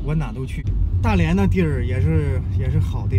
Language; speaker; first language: Chinese; native; Chinese